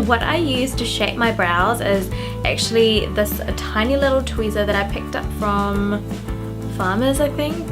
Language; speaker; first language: English; non-native, local second language; Sinhala